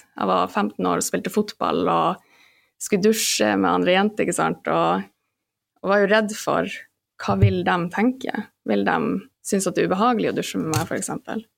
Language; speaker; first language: Norwegian; native; Norwegian